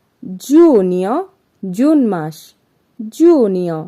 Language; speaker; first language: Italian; non-native, fluent; Bangla